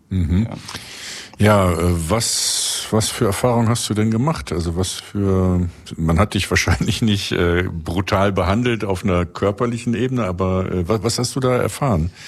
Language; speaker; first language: German; native; German